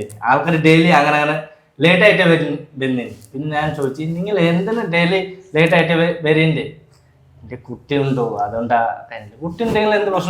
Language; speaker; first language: Malayalam; non-native, learner; Hindi